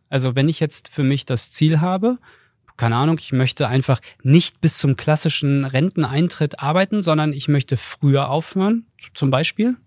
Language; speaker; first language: German; native; German